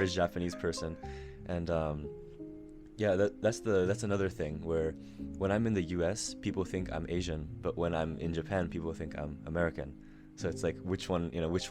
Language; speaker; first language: English; early bilingual, other home language; Japanese